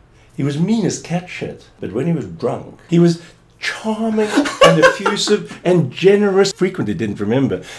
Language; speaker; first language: English; native; English